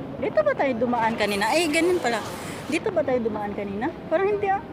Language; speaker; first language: Filipino; non-native, local second language; Cebuano